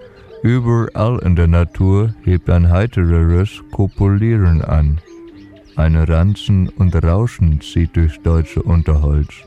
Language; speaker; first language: German; native; German